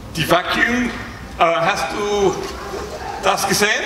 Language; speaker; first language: German; non-native, learner; English